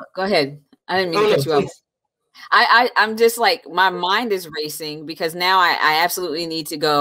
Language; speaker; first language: English; native; English